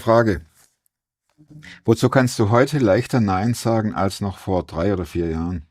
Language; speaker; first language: German; native; German